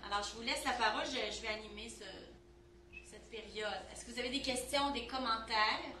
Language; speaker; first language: French; native; French